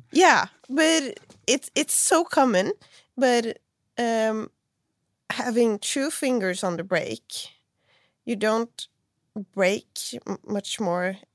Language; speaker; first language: English; non-native, fluent; Swedish